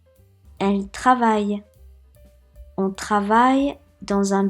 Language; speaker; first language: French; non-native, fluent; Japanese